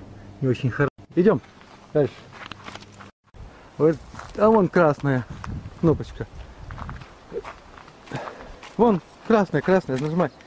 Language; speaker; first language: Russian; native; Russian